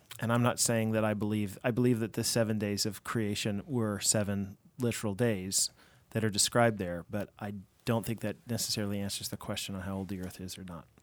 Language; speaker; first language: English; native; English